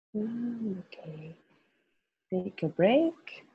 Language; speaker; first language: English; non-native, fluent; Spanish